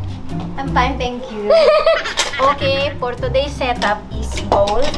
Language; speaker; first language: English; non-native, local second language; Filipino